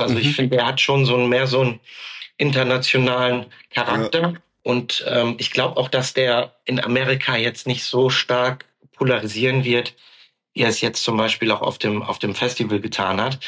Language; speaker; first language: German; native; German